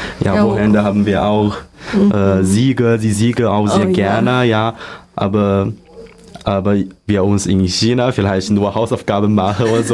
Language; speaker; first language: German; non-native, learner; Chinese